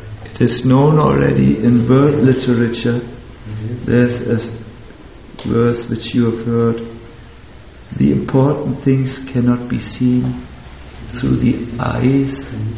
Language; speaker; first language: English; non-native, fluent; German